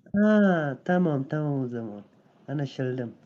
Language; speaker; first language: Turkish; non-native, fluent; Persian